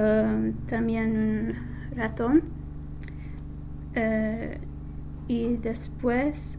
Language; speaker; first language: Spanish; non-native, learner; English